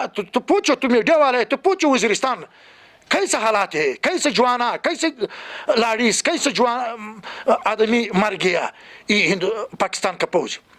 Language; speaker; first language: Hindi; non-native, learner; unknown